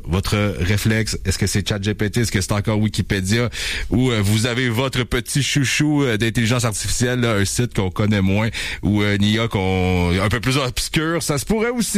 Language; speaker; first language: French; native; French